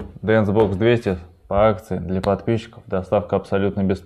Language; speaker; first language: Russian; native; Russian